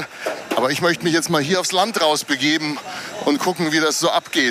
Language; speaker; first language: German; native; German